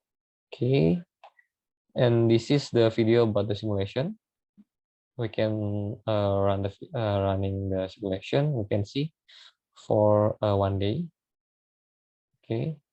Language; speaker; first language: English; non-native, learner; Indonesian